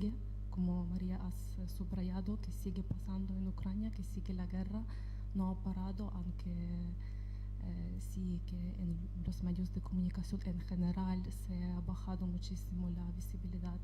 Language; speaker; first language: Spanish; non-native, fluent; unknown